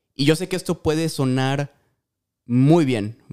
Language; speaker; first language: Spanish; native; Spanish